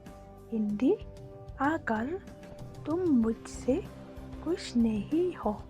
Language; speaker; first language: Hindi; non-native, local second language; Khasi